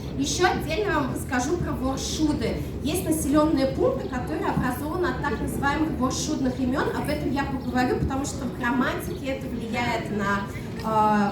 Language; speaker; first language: Russian; non-native, local second language; Udmurt